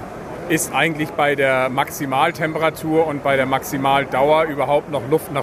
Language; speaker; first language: German; native; German